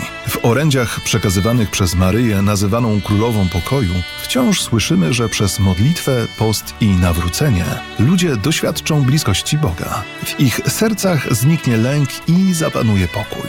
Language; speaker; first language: Polish; native; Polish